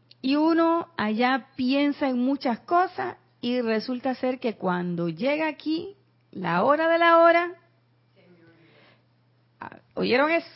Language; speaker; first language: Spanish; native; Spanish